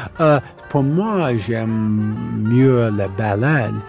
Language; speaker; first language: French; non-native, learner; English